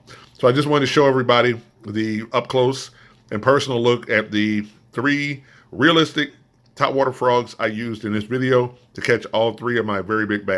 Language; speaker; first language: English; native; English